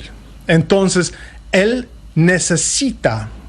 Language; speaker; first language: Spanish; non-native, fluent; English